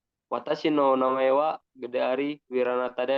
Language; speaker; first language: Japanese; non-native, learner; Indonesian